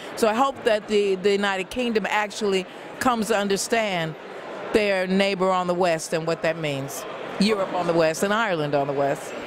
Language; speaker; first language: English; native; English